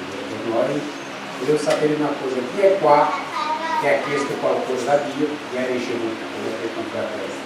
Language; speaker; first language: Italian; non-native, learner; Portuguese